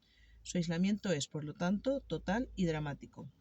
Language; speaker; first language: Spanish; native; Spanish